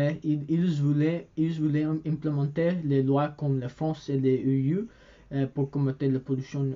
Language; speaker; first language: French; non-native, learner; English